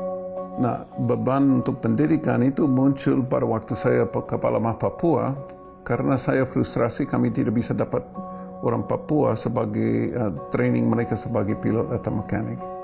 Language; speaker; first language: Indonesian; non-native, fluent; English